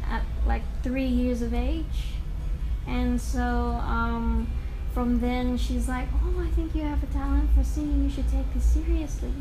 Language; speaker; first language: English; native; English